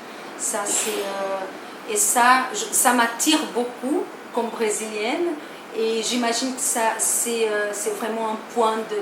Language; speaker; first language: French; non-native, fluent; Portuguese